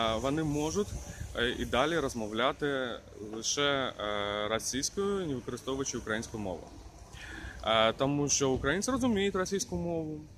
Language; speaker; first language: Ukrainian; non-native, local second language; Russian